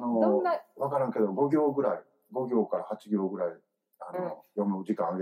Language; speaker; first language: Japanese; native; Japanese